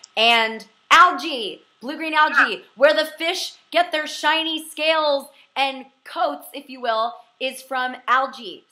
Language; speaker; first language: English; native; English